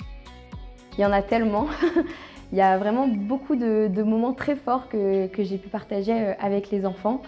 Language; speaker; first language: French; non-native, local second language; Arabic